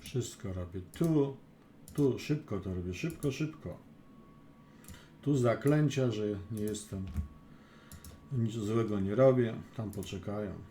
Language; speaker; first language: Polish; native; Polish